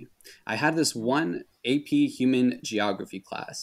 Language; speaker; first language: English; early bilingual, other home language; Spanish